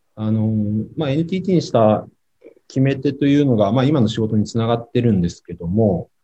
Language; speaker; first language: Japanese; native; Japanese